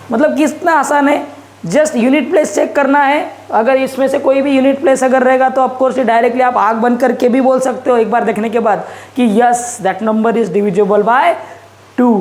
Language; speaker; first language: Hindi; non-native, local second language; Marathi